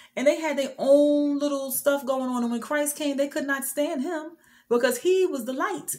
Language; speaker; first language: English; native; English